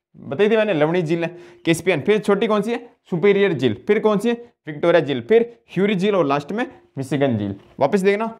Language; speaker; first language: Hindi; native; Hindi